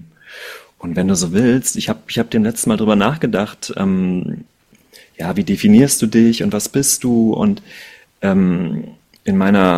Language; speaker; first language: German; native; German